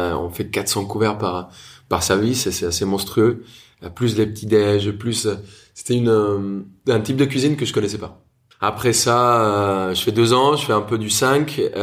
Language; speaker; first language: French; non-native, fluent; Spanish